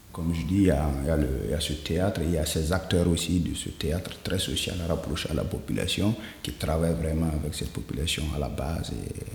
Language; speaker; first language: French; non-native, local second language; Mossi